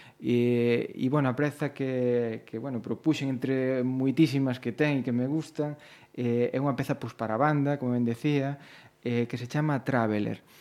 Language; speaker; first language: Galician; native; Galician